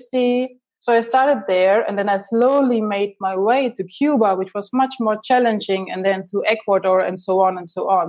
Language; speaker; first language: English; non-native, fluent; German